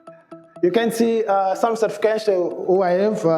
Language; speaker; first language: English; non-native, learner; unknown